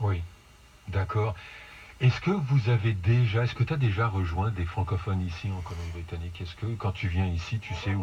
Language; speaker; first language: French; native; French